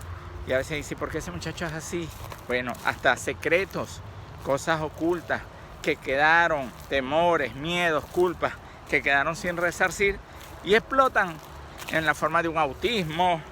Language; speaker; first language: Spanish; native; Spanish